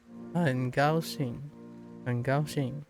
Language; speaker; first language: Chinese; non-native, learner; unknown